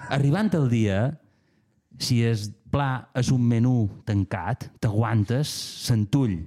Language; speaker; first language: Catalan; native; Catalan